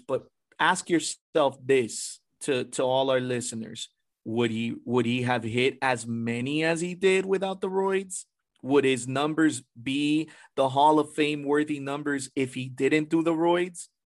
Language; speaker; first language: English; early bilingual, other home language; Spanish